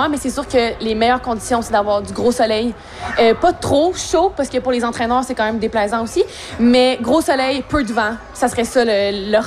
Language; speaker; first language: French; native; French